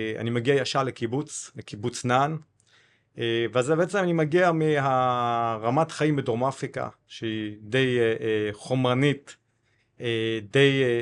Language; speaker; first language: Hebrew; non-native, fluent; English